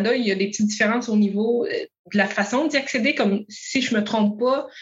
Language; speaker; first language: French; native; French